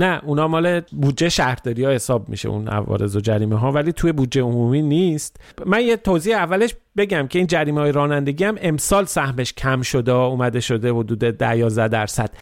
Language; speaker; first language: Persian; native; Persian